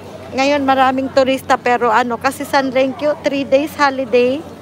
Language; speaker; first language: Filipino; non-native, local second language; Cebuano